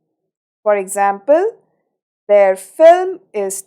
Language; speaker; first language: German; non-native, fluent; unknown